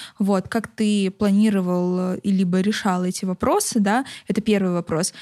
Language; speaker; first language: Russian; native; Russian